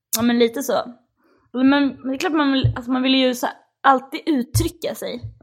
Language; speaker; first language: Swedish; native; Swedish